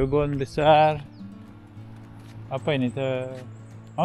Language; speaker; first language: Indonesian; non-native, learner; French